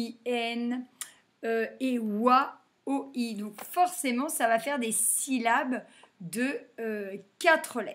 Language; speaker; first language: French; native; French